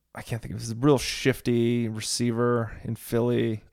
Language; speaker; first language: English; native; English